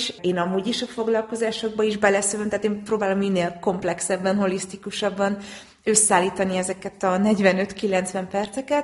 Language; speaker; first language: Hungarian; native; Hungarian